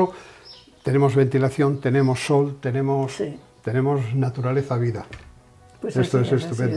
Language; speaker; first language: Spanish; native; Spanish